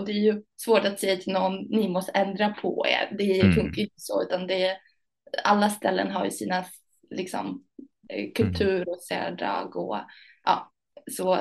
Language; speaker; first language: Swedish; early bilingual, other home language; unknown